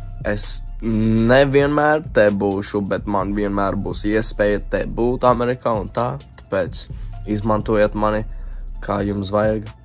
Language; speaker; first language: Latvian; early bilingual, heritage; English